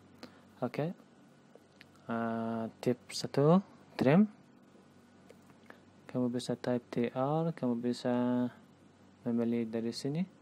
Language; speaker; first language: Indonesian; non-native, learner; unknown